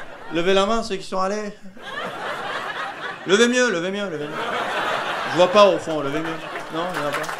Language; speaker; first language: French; native; French